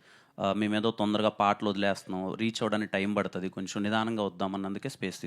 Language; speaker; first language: Telugu; native; Telugu